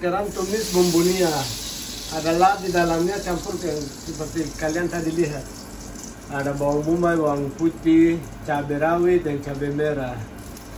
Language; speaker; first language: Indonesian; non-native, learner; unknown